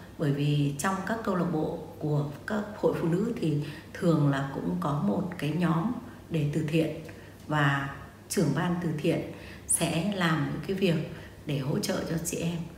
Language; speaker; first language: Vietnamese; native; Vietnamese